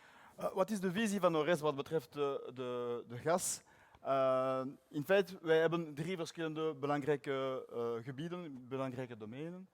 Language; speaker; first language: Dutch; non-native, learner; French